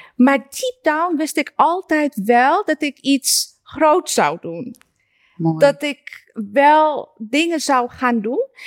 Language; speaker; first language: Dutch; early bilingual, other home language; Persian